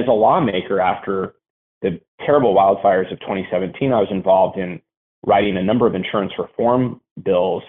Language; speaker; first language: English; native; English